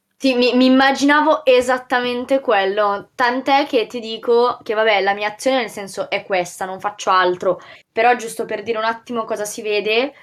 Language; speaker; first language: Italian; native; Italian